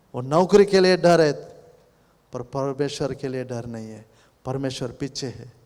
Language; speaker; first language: Hindi; non-native, local second language; Telugu